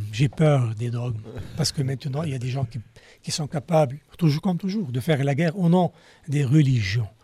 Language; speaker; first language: French; non-native, local second language; Arabic